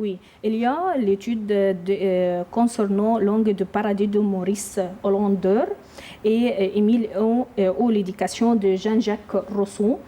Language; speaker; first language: French; non-native, learner; Arabic